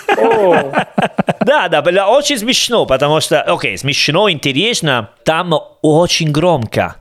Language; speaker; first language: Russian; non-native, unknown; Italian